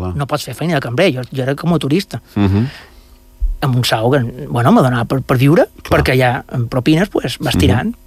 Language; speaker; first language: Catalan; native; Catalan